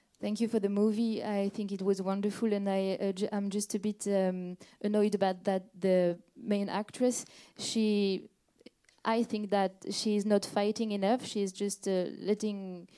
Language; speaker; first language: English; non-native, fluent; French